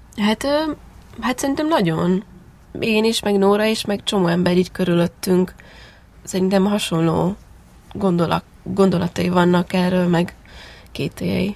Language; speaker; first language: Hungarian; early bilingual, heritage; Hungarian